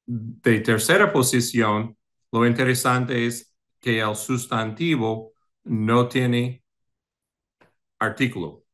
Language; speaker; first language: Spanish; non-native, fluent; English